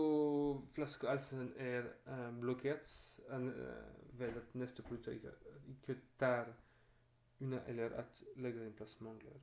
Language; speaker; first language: Norwegian; non-native, fluent; French